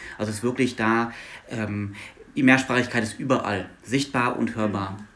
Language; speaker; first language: German; non-native, local second language; Luxembourgish